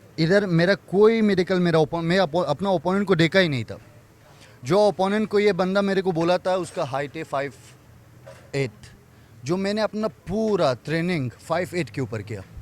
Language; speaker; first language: Hindi; non-native, fluent; Persian